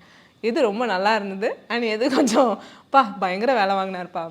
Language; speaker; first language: Tamil; native; Tamil